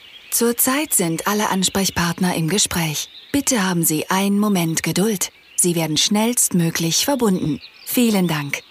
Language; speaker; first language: German; native; German